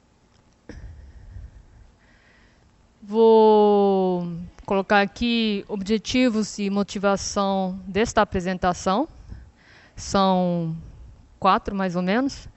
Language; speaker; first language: Portuguese; non-native, fluent; Japanese